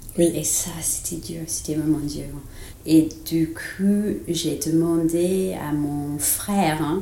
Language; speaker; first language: French; non-native, fluent; English